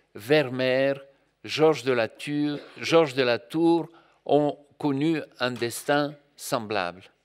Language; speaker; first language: French; non-native, fluent; Bulgarian